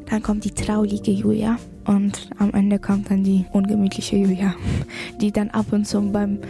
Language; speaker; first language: German; early bilingual, other home language; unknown